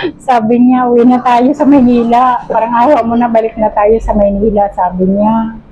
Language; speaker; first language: Filipino; non-native, local second language; Waray